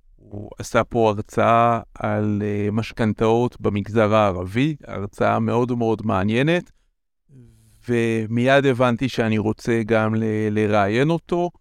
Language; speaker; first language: Hebrew; native; Hebrew